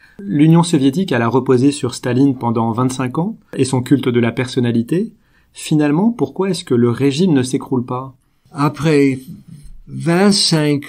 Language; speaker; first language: French; native; French